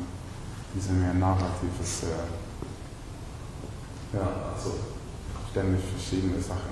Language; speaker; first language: German; non-native, learner; Swedish